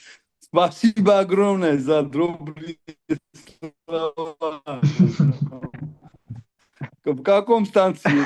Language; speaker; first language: Russian; non-native, local second language; Georgian